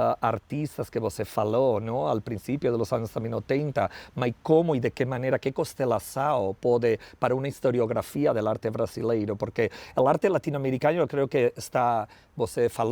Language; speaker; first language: Portuguese; non-native, learner; Spanish